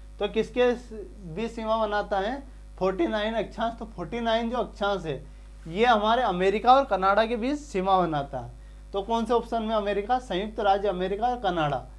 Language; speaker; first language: Hindi; native; Hindi